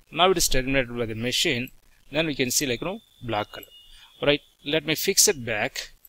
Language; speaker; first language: English; non-native, local second language; Telugu